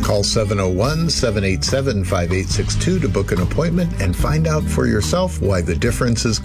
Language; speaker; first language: English; native; English